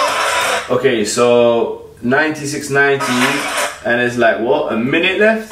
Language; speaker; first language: English; native; English